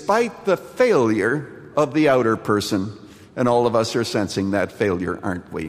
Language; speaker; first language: English; native; English